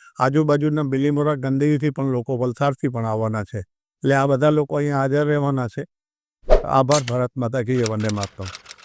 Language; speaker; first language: Gujarati; non-native, local second language; Sindhi